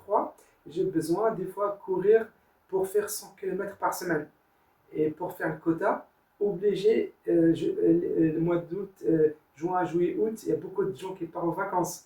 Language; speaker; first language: French; non-native, learner; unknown